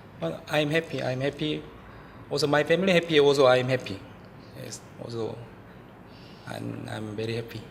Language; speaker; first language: English; non-native, learner; Korean